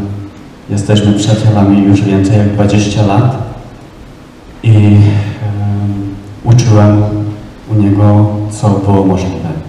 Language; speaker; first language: Polish; non-native, learner; Czech